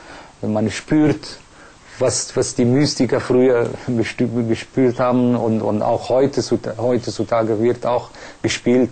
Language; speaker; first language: German; non-native, fluent; Persian